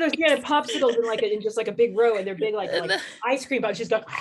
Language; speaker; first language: English; native; English